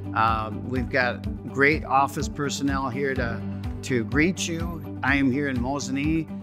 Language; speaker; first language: English; native; English